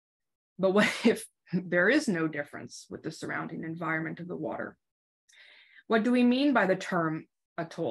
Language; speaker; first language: English; native; English